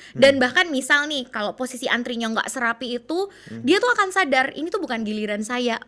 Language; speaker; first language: Indonesian; native; Indonesian